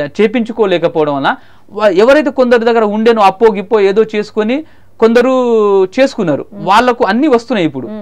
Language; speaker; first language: Telugu; non-native, local second language; Marathi